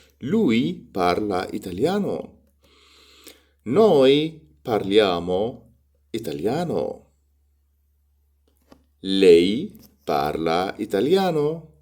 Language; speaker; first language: Italian; non-native, fluent; Arabic